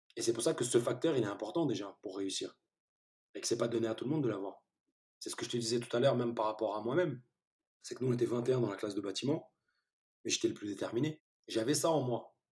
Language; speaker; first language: French; early bilingual, other home language; Turkish